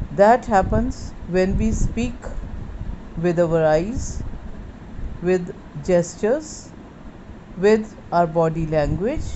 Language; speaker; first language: English; non-native, local second language; Punjabi